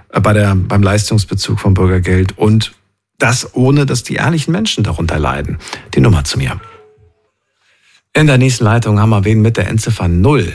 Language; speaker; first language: German; native; German